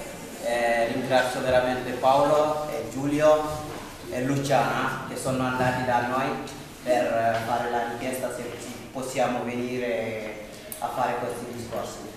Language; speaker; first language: Italian; non-native, fluent; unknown